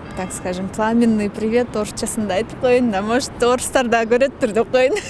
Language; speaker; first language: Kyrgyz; non-native, local second language; Russian